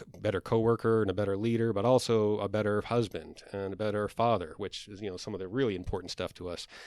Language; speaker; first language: English; native; English